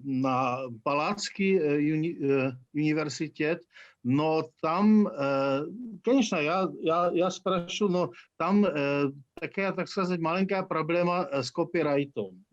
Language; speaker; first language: Russian; non-native, fluent; Czech